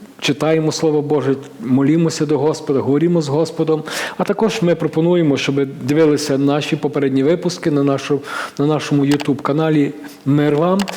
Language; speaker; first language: Ukrainian; native; Ukrainian